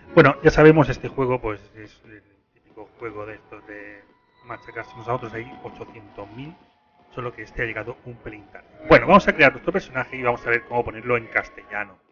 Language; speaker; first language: Spanish; native; Spanish